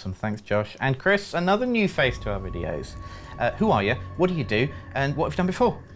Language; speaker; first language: English; native; English